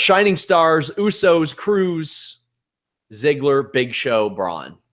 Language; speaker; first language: English; native; English